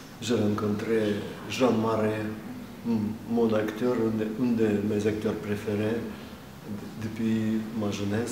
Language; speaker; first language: French; non-native, fluent; Russian